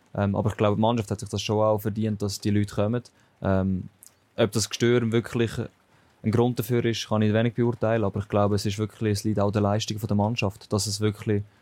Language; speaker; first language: German; native; German